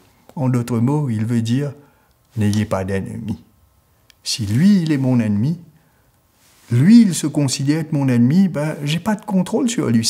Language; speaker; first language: French; native; French